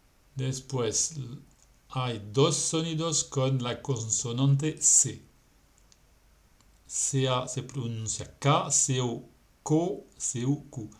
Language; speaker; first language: Spanish; non-native, fluent; French